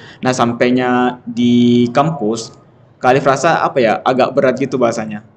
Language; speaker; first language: Indonesian; native; Indonesian